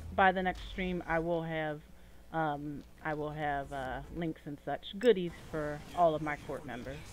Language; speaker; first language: English; native; English